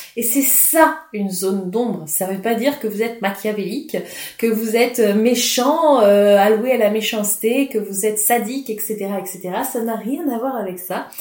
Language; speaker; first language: French; native; French